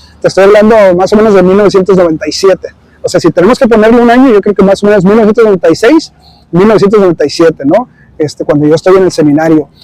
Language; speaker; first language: Spanish; early bilingual, heritage; Spanish